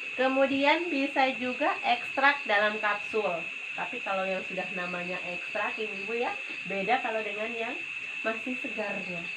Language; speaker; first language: Indonesian; non-native, local second language; Sundanese